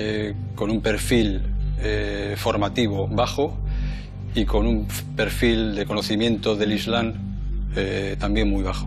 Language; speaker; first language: Spanish; native; Spanish